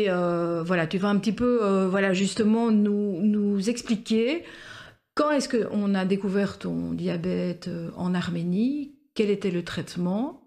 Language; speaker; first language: French; native; French